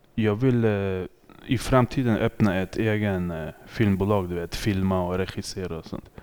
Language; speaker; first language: Swedish; early bilingual, other home language; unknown